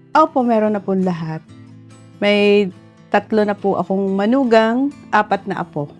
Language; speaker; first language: Filipino; native; Filipino